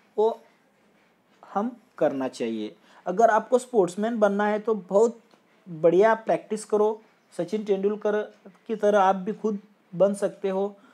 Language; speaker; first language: Hindi; non-native, local second language; Marathi